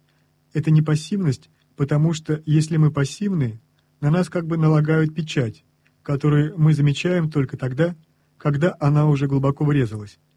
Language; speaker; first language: Russian; native; Russian